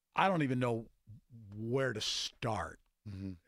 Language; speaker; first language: English; native; English